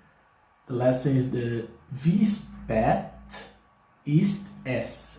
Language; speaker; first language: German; non-native, fluent; English